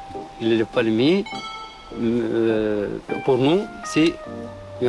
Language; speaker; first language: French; non-native, local second language; Arabic